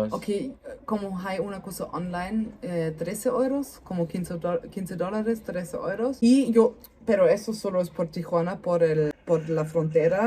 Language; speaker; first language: Spanish; non-native, learner; German